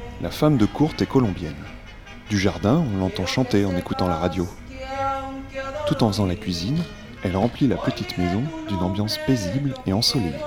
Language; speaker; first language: French; native; French